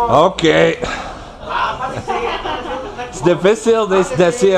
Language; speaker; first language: Spanish; non-native, learner; English